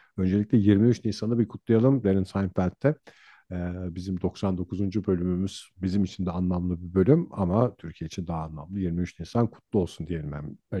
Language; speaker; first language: Turkish; native; Turkish